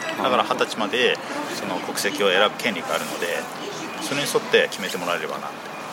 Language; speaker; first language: Japanese; early bilingual, other home language; Chinese